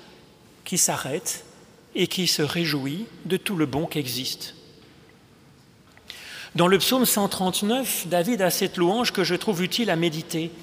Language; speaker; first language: French; native; French